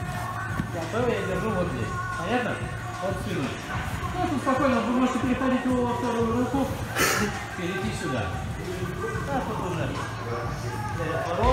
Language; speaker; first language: Russian; native; Russian